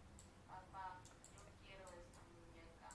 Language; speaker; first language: Spanish; non-native, learner; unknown